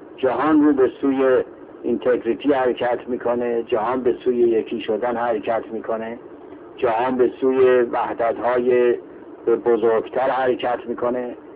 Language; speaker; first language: Persian; non-native, local second language; Azerbaijani